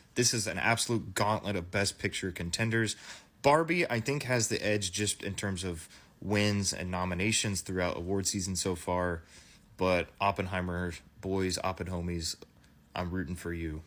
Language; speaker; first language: English; native; English